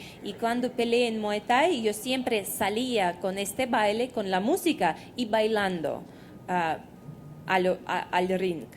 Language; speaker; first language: Spanish; non-native, fluent; Russian